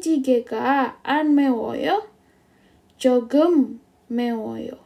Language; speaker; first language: Korean; non-native, fluent; Indonesian